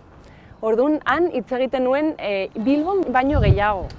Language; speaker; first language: Basque; non-native, local second language; Spanish